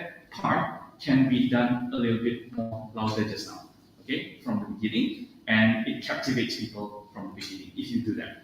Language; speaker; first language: English; non-native, fluent; Indonesian